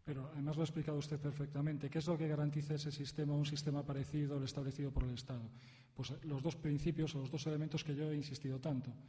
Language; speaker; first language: Spanish; native; Spanish